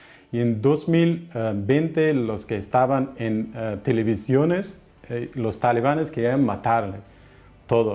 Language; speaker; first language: Spanish; non-native, learner; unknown